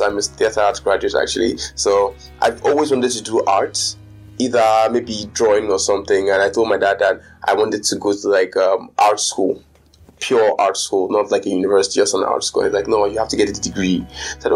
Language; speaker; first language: English; non-native, local second language; Yoruba